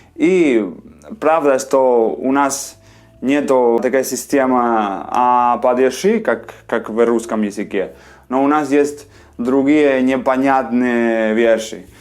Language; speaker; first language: Russian; non-native, learner; Spanish